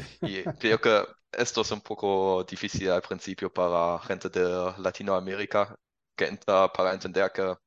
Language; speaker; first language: Spanish; non-native, learner; German